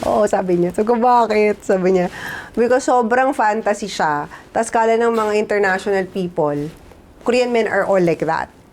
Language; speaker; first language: Filipino; native; Filipino